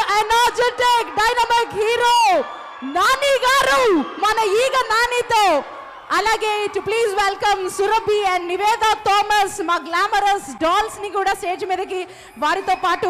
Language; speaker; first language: Telugu; native; Telugu